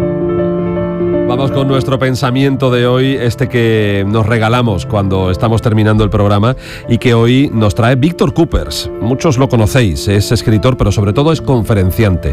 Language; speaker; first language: Spanish; native; Spanish